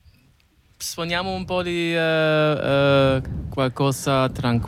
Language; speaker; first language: Italian; non-native, learner; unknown